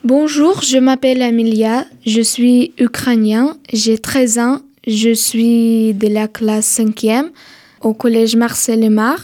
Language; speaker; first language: French; non-native, learner; Ukrainian